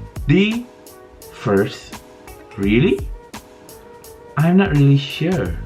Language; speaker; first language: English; non-native, learner; Indonesian